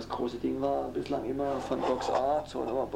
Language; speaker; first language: German; native; German